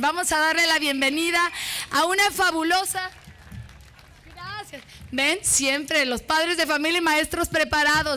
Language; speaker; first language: Spanish; native; Spanish